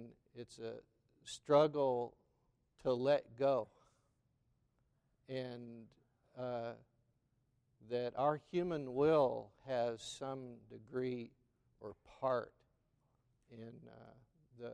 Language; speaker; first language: English; native; English